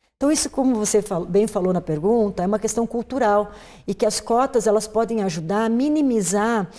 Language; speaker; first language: Portuguese; native; Portuguese